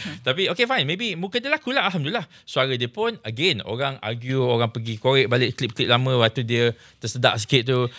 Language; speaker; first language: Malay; native; Malay